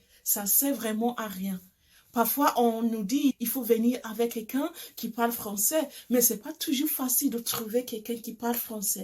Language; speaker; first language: French; non-native, fluent; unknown